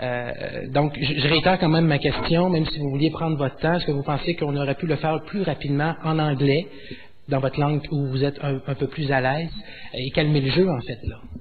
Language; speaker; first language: French; native; French